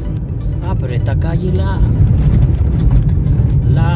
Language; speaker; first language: Spanish; native; Spanish